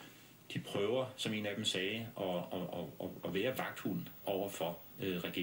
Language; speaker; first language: Danish; native; Danish